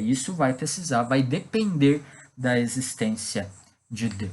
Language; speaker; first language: Portuguese; native; Portuguese